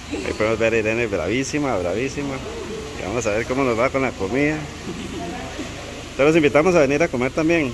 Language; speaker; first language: Spanish; native; Spanish